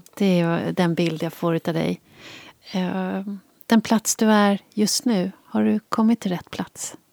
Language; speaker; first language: Swedish; native; Swedish